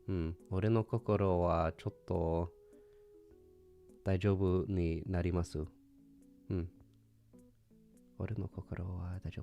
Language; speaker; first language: Japanese; non-native, learner; English